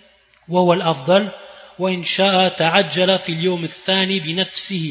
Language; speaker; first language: Arabic; non-native, fluent; French